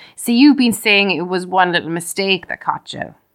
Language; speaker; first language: English; native; English